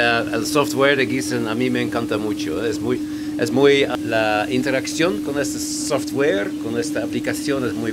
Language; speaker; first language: Spanish; non-native, fluent; Dutch